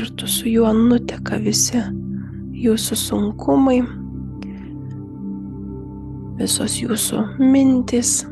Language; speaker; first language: Lithuanian; native; Lithuanian